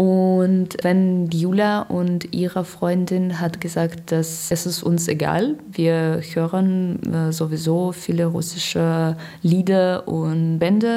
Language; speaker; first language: German; non-native, learner; Russian